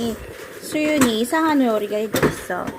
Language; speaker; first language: Korean; non-native, fluent; Filipino